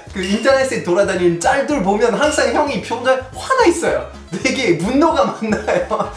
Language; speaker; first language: Korean; non-native, fluent; French